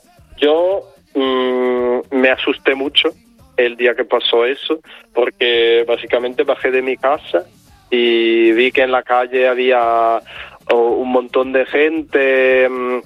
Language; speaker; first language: Spanish; non-native, fluent; Italian